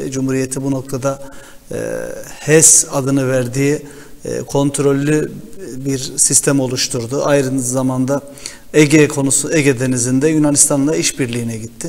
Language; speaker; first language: Turkish; native; Turkish